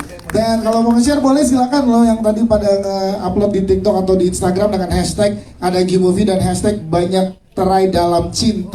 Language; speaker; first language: Indonesian; native; Indonesian